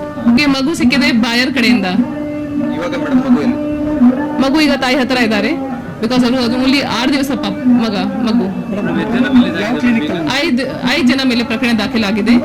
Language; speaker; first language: Kannada; non-native, fluent; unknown